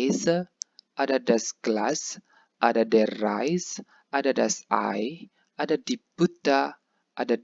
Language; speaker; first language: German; non-native, fluent; Indonesian